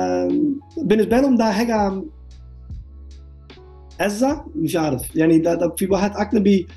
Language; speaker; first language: Arabic; non-native, learner; Dutch